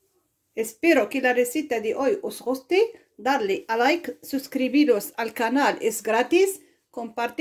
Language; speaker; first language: Spanish; non-native, fluent; Arabic